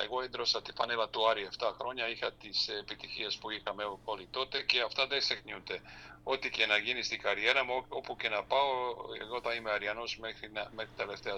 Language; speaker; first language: Greek; non-native, fluent; Serbian